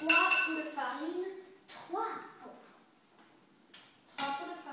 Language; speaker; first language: French; early bilingual, other home language; English